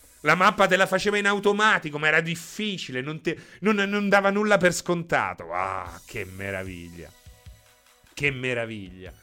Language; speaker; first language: Italian; native; Italian